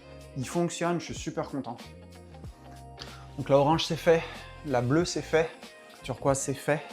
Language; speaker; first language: French; native; French